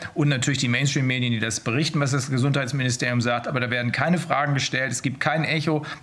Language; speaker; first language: German; native; German